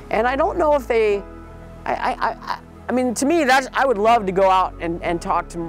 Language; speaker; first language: English; native; English